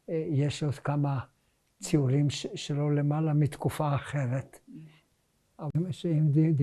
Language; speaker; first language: Hebrew; early bilingual, other home language; Hungarian